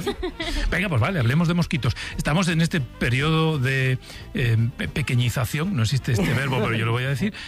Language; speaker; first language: Spanish; native; Spanish